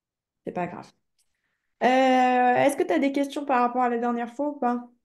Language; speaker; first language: French; native; French